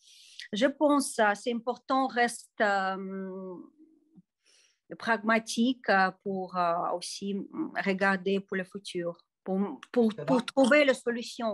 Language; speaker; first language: French; non-native, fluent; Russian